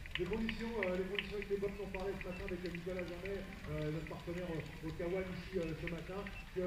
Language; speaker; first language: French; native; French